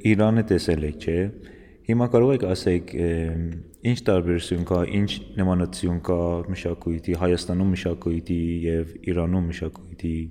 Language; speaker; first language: Armenian; non-native, learner; Persian